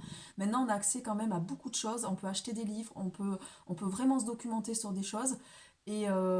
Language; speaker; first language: French; native; French